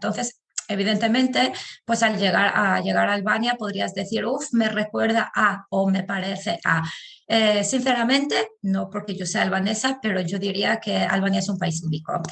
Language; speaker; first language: Spanish; non-native, fluent; Albanian